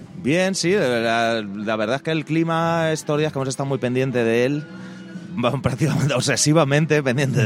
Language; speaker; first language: Spanish; native; Spanish